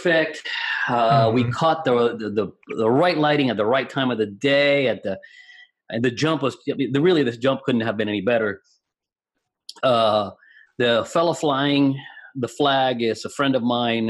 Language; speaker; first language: English; non-native, fluent; Spanish